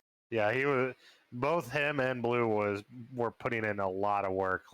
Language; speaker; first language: English; native; English